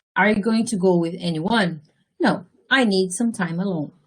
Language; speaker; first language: English; non-native, fluent; Portuguese